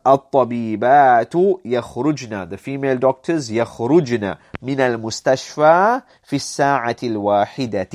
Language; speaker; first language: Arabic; non-native, fluent; English